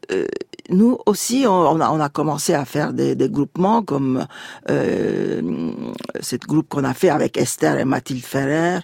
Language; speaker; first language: French; non-native, fluent; Turkish